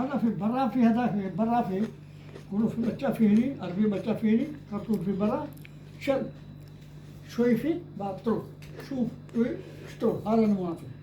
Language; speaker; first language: Arabic; non-native, learner; Urdu